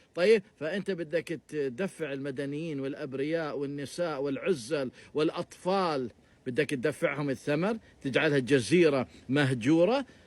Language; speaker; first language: Arabic; native; Arabic